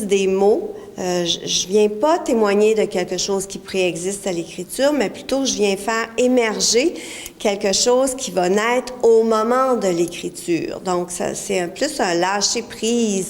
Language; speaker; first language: French; native; French